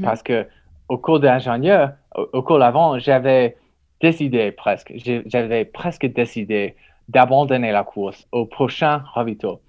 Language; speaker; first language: French; non-native, learner; English